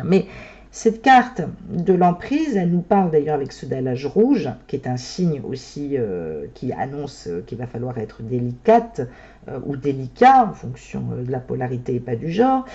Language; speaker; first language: French; native; French